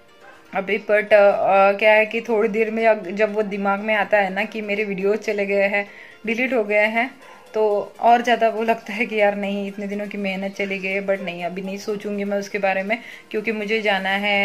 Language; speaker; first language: Hindi; native; Hindi